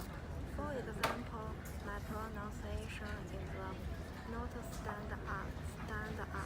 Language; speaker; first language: English; non-native, learner; Chinese